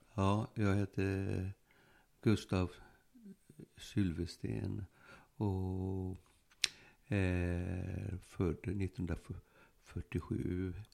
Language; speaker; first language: Swedish; early bilingual, other home language; Polish